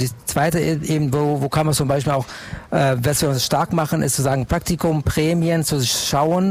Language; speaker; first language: German; non-native, fluent; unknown